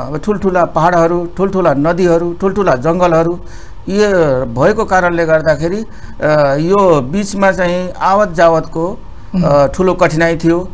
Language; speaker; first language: Nepali; non-native, local second language; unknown